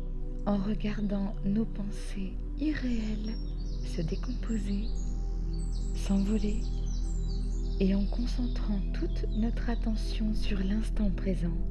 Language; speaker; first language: French; native; French